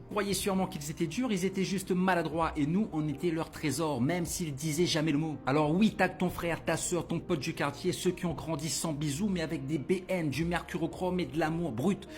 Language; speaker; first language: French; native; French